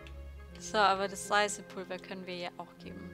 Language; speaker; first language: German; native; German